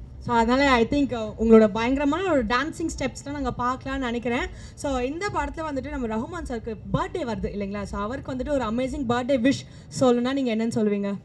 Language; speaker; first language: Tamil; native; Tamil